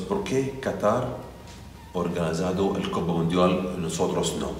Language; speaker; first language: Spanish; non-native, learner; Arabic